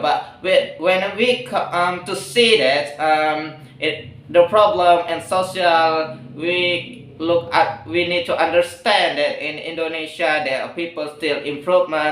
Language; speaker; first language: English; non-native, learner; Indonesian